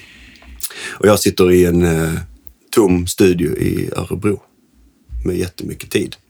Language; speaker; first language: Swedish; native; Swedish